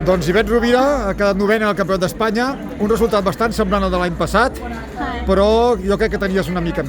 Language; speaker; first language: Catalan; native; Catalan